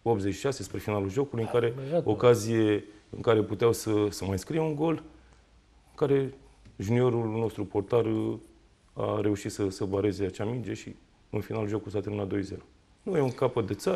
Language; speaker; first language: Romanian; native; Romanian